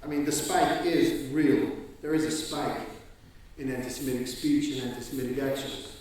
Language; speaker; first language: English; non-native, fluent; Danish